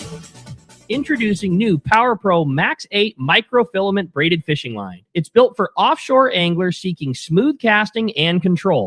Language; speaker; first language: English; native; English